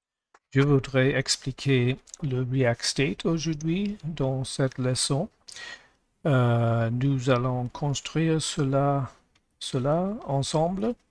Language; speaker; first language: French; non-native, learner; English